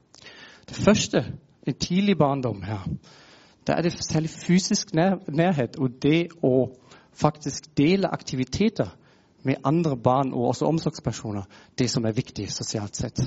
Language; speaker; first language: Norwegian; non-native, fluent; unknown